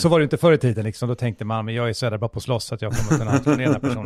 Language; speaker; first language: Swedish; native; Swedish